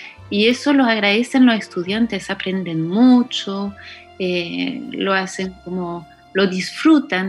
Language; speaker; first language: Spanish; non-native, fluent; French